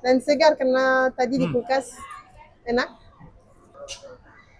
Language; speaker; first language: Indonesian; non-native, learner; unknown